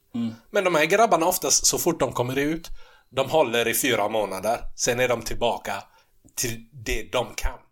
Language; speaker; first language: Swedish; early bilingual, other home language; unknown